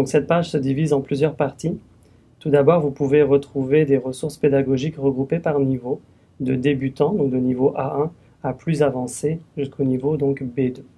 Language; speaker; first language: French; native; French